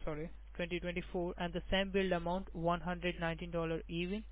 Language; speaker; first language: English; non-native, local second language; Gujarati